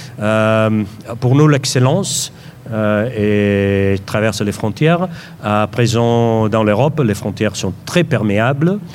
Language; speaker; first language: French; non-native, fluent; Catalan